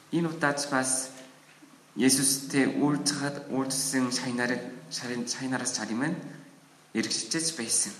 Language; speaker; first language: Mongolian; non-native, learner; Korean